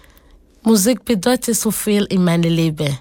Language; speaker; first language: German; non-native, learner; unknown